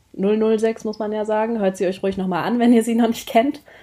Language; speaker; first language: German; native; German